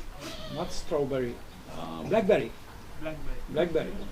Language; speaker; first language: English; non-native, learner; Romanian